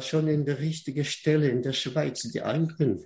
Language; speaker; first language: German; non-native, fluent; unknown